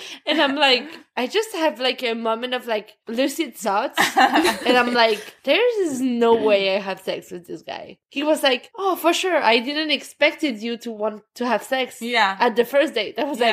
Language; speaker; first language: English; non-native, fluent; French